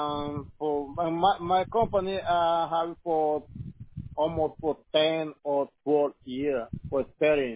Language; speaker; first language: English; non-native, learner; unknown